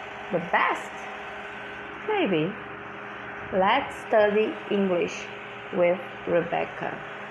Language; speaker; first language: English; non-native, fluent; Portuguese